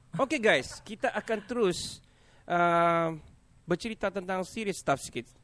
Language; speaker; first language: Malay; native; Malay